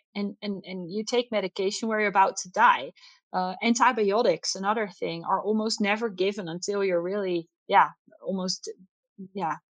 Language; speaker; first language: English; non-native, fluent; Dutch